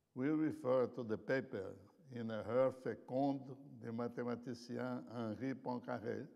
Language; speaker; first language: English; non-native, fluent; Portuguese